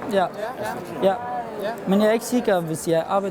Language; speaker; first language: Danish; non-native, learner; Arabic